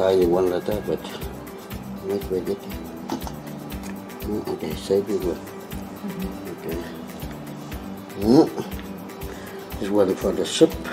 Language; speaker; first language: English; non-native, learner; Vietnamese